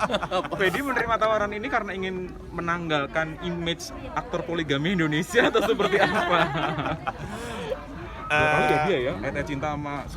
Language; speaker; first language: Indonesian; native; Indonesian